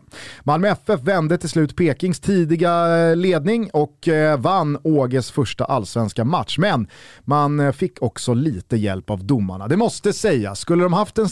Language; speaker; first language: Swedish; native; Swedish